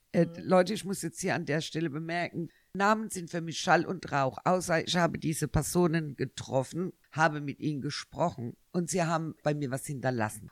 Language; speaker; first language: German; native; German